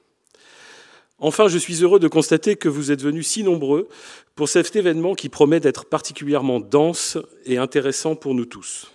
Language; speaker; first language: French; native; French